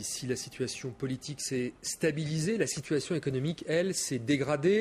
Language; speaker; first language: French; native; French